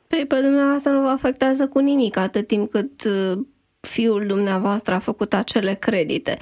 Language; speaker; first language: Romanian; native; Romanian